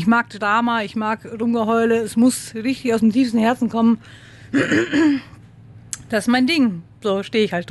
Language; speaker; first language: German; native; German